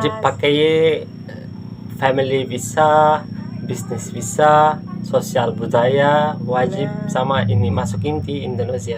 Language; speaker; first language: Indonesian; non-native, learner; Turkish